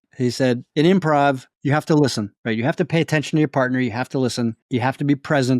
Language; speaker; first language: English; native; English